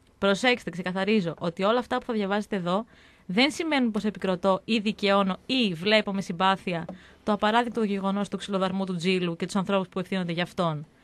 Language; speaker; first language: Greek; native; Greek